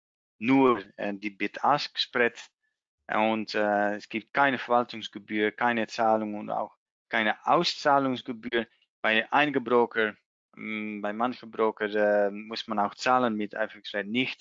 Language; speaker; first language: German; non-native, learner; Dutch